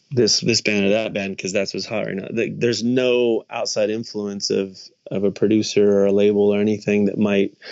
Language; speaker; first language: English; native; English